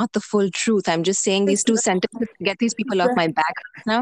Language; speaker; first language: English; non-native, local second language; Urdu